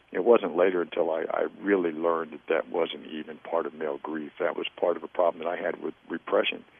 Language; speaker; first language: English; native; English